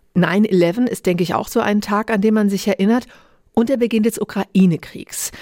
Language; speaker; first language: German; native; German